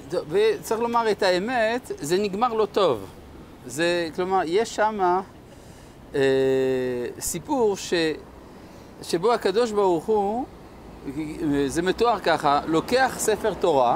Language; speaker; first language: Hebrew; non-native, fluent; French